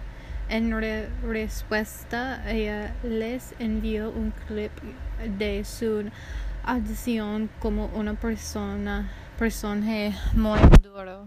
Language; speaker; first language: Spanish; non-native, learner; English